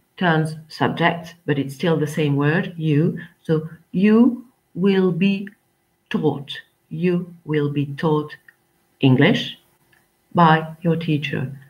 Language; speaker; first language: English; non-native, fluent; French